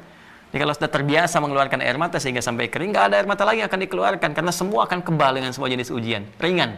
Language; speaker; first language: Indonesian; native; Indonesian